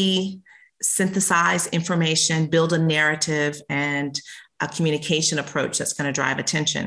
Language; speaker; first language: English; native; English